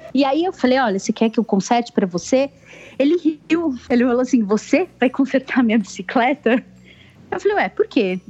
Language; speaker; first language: Portuguese; native; Portuguese